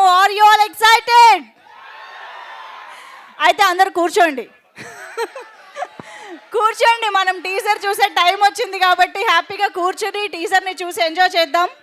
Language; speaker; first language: Telugu; native; Telugu